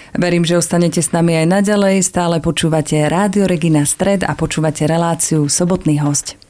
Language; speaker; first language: Slovak; native; Slovak